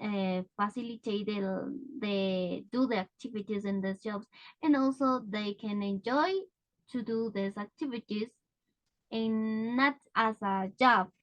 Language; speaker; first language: English; non-native, learner; Spanish